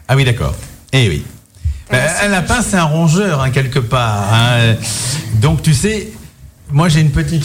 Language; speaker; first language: French; native; French